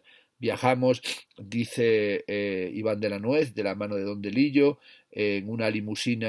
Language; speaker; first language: Spanish; native; Spanish